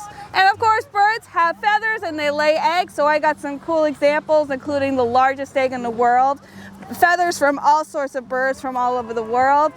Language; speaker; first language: English; native; English